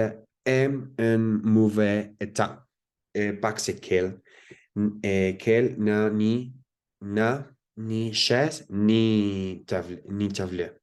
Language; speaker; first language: French; non-native, learner; Spanish